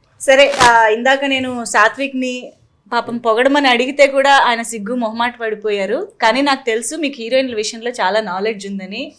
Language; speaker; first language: Telugu; native; Telugu